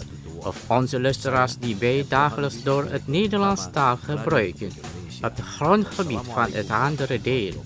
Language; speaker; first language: Dutch; non-native, learner; Indonesian